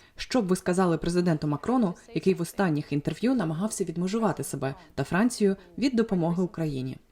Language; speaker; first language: Ukrainian; native; Ukrainian